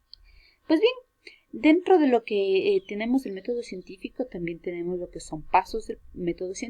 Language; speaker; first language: Spanish; native; Spanish